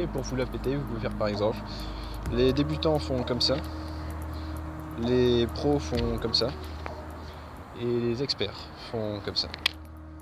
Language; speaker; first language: French; native; French